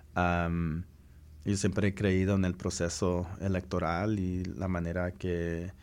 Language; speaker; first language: Spanish; early bilingual, heritage; Spanish